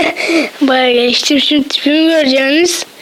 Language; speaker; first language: Turkish; native; Turkish